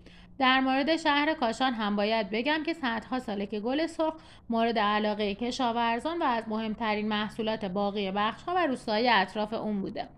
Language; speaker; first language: Persian; native; Persian